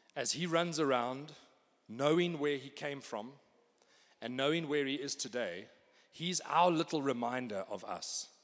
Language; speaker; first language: English; native; English